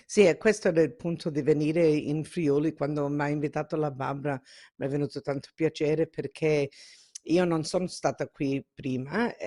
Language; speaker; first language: Italian; early bilingual, heritage; Italian